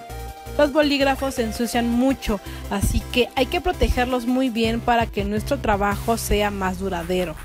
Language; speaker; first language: Spanish; native; Spanish